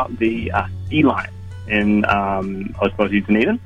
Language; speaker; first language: English; native; English